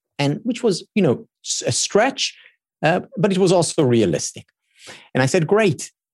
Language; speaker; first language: English; non-native, fluent; Hebrew